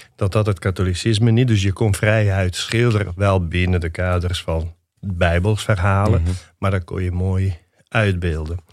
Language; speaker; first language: Dutch; non-native, fluent; Italian